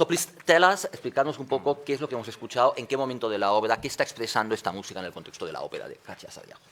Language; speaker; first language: Spanish; native; Spanish